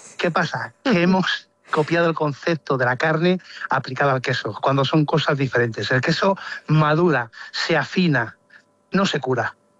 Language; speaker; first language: Spanish; native; Spanish